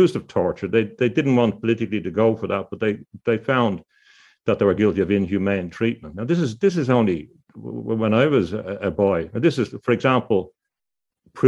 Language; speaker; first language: English; native; English